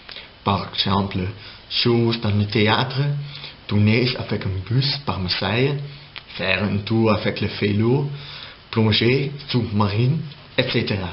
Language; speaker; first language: French; non-native, learner; Dutch